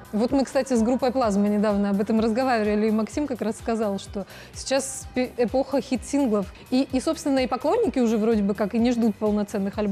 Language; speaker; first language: Russian; native; Russian